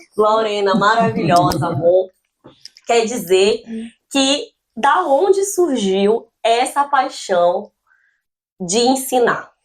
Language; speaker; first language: Portuguese; native; Portuguese